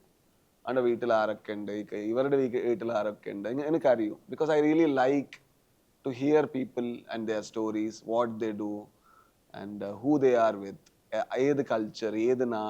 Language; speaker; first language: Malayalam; non-native, learner; Tulu